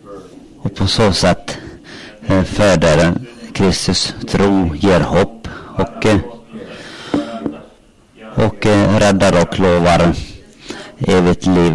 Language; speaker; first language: Swedish; non-native, local second language; Finnish